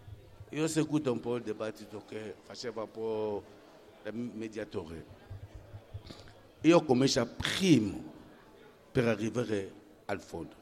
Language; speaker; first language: Italian; non-native, fluent; French